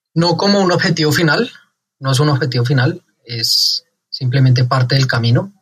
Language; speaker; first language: Spanish; native; Spanish